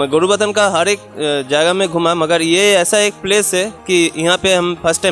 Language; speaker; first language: Hindi; non-native, local second language; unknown